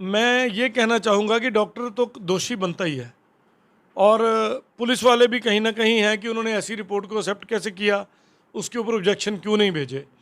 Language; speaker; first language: Hindi; non-native, local second language; Punjabi